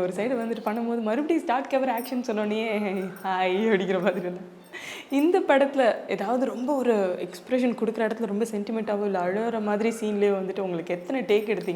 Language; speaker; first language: Tamil; native; Tamil